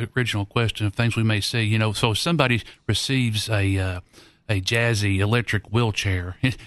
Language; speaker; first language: English; native; English